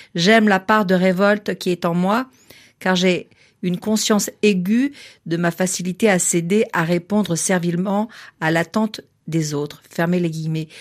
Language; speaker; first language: French; native; French